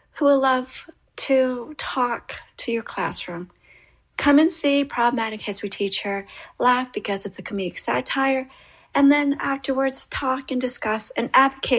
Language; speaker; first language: English; native; English